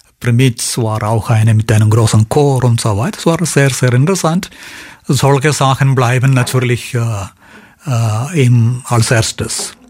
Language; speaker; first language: German; non-native, fluent; Malayalam